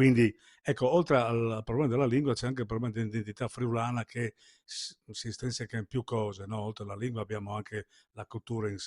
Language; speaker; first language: Italian; native; Italian